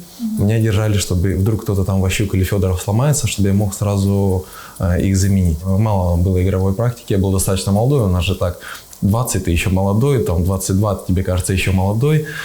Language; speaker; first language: Russian; native; Russian